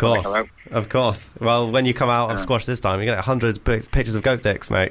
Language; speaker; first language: English; native; English